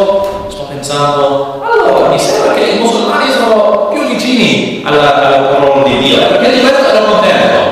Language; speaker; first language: Italian; non-native, learner; English